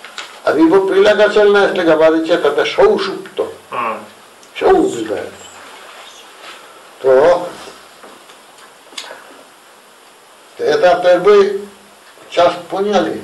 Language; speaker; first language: Russian; non-native, learner; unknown